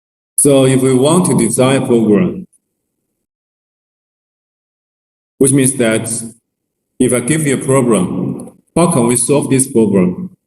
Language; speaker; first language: English; non-native, learner; Chinese